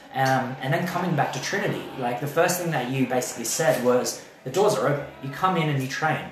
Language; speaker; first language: English; native; English